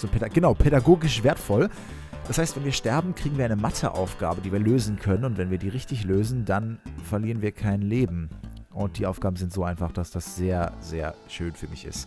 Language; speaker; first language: German; native; German